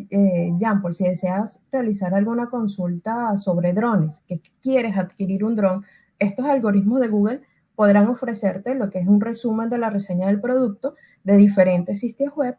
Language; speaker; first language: Spanish; native; Spanish